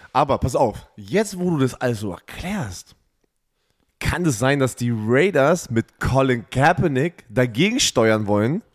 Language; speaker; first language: German; native; German